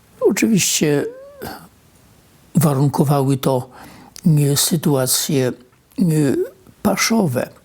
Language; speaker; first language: Polish; native; Polish